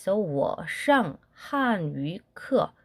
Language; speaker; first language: Chinese; non-native, fluent; Korean